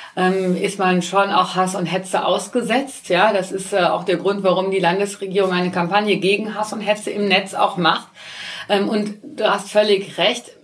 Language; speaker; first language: German; native; German